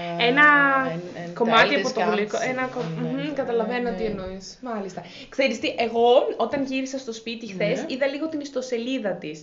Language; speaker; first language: Greek; native; Greek